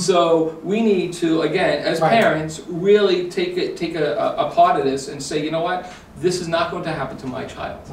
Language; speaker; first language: English; native; English